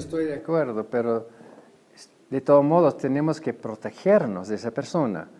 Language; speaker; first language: Spanish; non-native, fluent; English